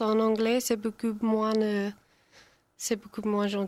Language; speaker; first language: French; non-native, learner; English